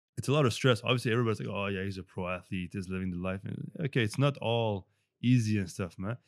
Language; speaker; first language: English; non-native, fluent; French